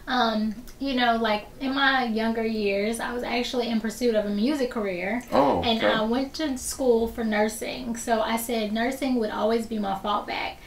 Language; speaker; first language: English; native; English